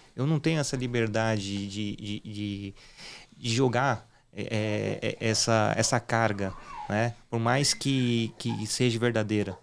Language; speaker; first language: Portuguese; native; Portuguese